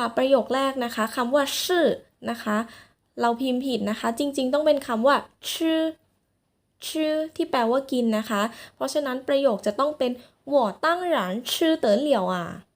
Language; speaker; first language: Thai; native; Thai